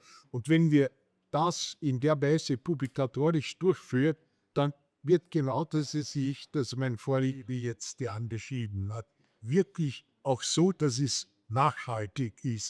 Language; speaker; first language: German; native; German